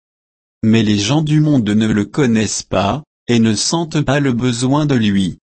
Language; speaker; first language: French; native; French